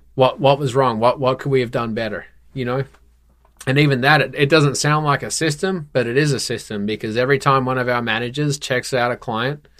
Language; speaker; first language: English; native; English